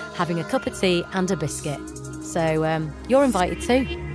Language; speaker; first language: English; native; English